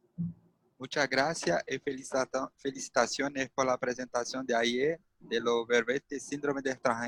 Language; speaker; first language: Spanish; non-native, learner; Portuguese